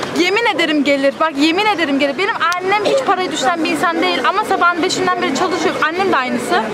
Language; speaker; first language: Turkish; early bilingual, heritage; Turkish